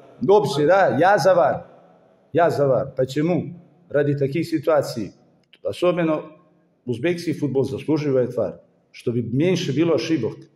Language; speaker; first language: Russian; non-native, fluent; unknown